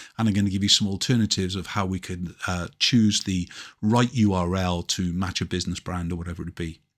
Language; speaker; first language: English; native; English